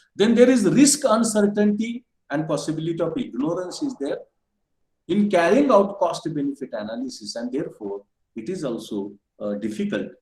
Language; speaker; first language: English; non-native, local second language; Marathi